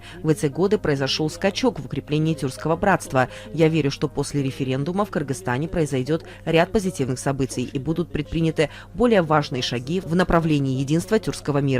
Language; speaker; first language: Russian; native; Russian